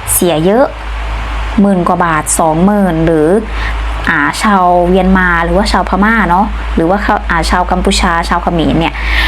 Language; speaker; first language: Thai; native; Thai